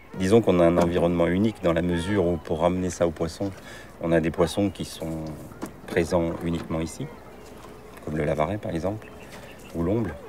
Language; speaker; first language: French; native; French